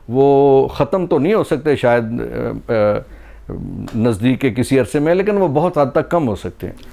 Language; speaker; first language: Urdu; non-native, local second language; Pahari-Potwari